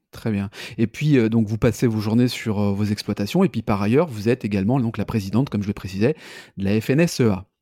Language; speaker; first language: French; native; French